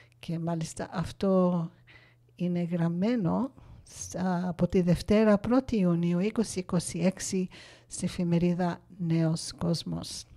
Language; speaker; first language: Greek; early bilingual, heritage; English